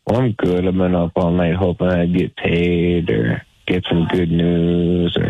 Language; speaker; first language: English; native; English